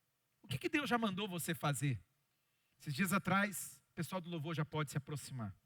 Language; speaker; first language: Portuguese; native; Portuguese